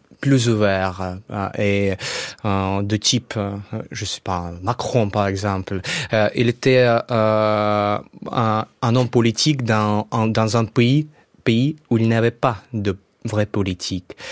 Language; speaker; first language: French; non-native, fluent; Russian